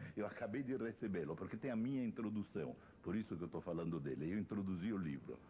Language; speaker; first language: Portuguese; non-native, fluent; Italian